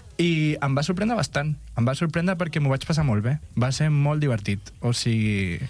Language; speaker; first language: Catalan; non-native, local second language; Spanish